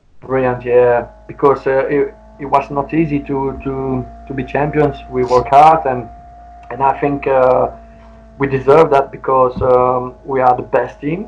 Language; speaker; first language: English; non-native, learner; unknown